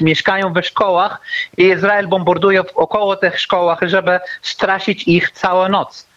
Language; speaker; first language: Polish; non-native, learner; Arabic